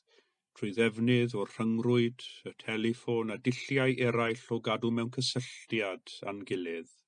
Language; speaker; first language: Welsh; native; Welsh